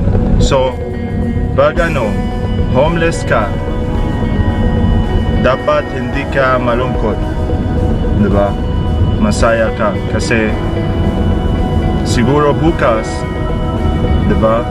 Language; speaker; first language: Filipino; non-native, learner; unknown